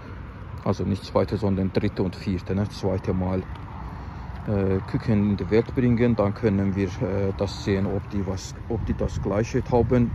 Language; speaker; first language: German; non-native, fluent; Azerbaijani